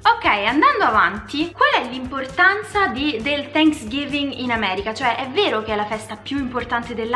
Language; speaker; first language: Italian; native; Italian